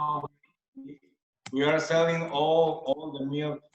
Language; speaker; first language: English; non-native, learner; Spanish